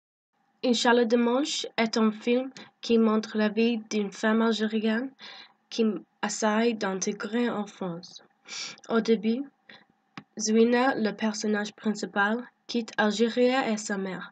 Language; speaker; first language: French; non-native, learner; English